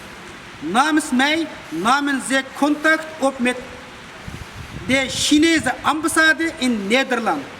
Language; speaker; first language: Dutch; non-native, fluent; Uyghur